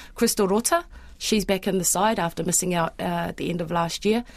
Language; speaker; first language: English; native; English